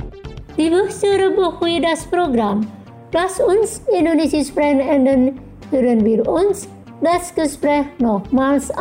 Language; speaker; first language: German; non-native, fluent; Indonesian